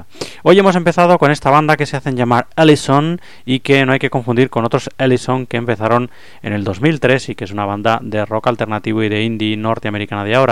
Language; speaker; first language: Spanish; native; Spanish